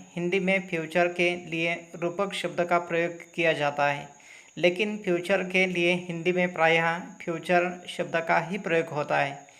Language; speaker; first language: Hindi; non-native, local second language; Marathi